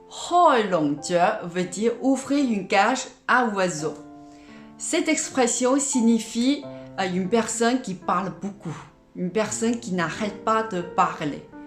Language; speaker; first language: French; non-native, fluent; Cantonese